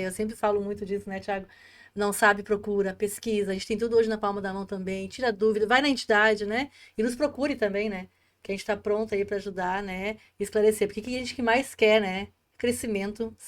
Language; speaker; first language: Portuguese; native; Portuguese